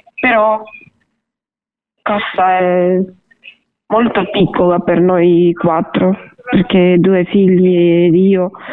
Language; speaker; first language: Italian; non-native, learner; Ukrainian